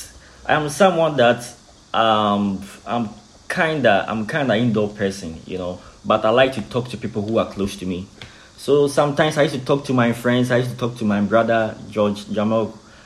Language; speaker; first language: English; non-native, local second language; Akan